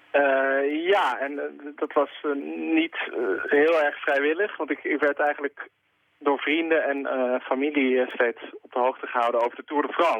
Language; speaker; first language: Dutch; native; Dutch